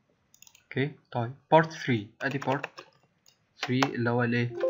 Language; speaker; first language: Arabic; native; Arabic